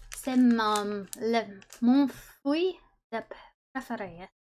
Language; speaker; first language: French; non-native, learner; English